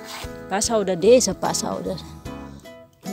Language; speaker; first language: Dutch; non-native, learner; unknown